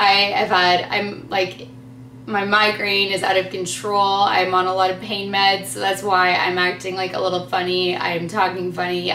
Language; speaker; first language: English; native; English